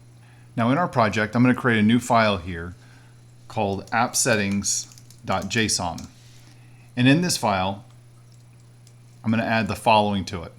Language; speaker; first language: English; native; English